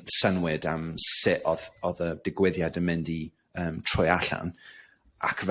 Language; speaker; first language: Welsh; non-native, local second language; English